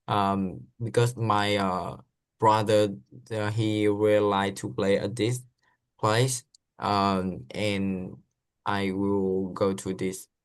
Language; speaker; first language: English; non-native, learner; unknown